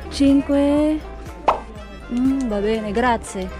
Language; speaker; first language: Italian; non-native, learner; Filipino